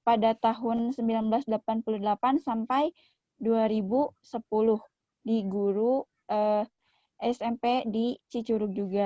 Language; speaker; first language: Indonesian; native; Indonesian